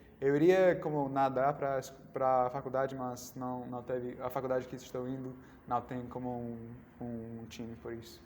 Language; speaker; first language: Portuguese; non-native, learner; English